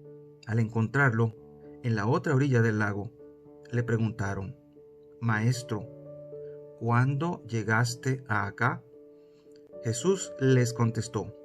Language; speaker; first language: Spanish; native; Spanish